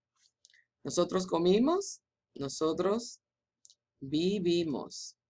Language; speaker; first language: Spanish; non-native, fluent; English